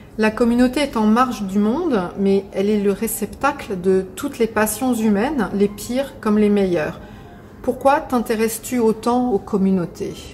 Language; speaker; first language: French; native; French